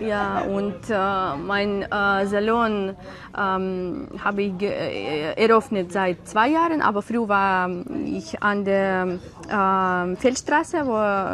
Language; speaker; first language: German; non-native, learner; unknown